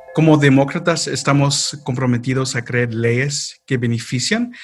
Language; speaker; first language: Spanish; early bilingual, heritage; Spanish